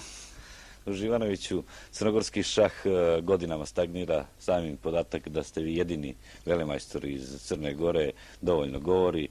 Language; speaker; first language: Bosnian; native; Bosnian